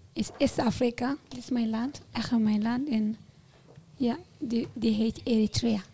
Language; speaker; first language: Dutch; non-native, fluent; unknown